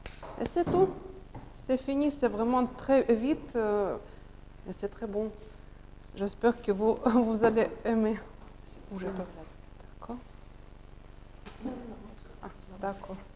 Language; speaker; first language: French; non-native, learner; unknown